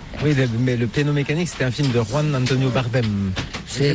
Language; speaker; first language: French; native; French